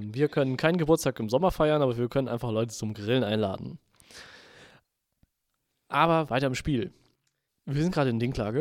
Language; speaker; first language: German; native; German